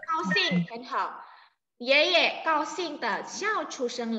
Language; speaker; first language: Chinese; non-native, fluent; Indonesian